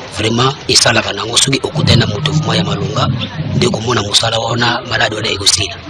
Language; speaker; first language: Lingala; non-native, local second language; Kongo